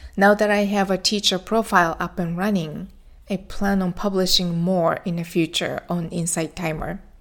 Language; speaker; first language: English; non-native, fluent; Japanese